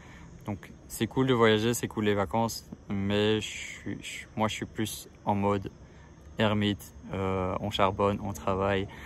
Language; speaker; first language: French; native; French